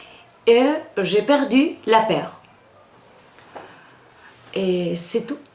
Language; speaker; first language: French; non-native, learner; Spanish